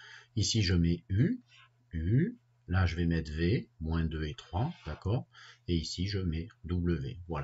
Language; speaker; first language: French; native; French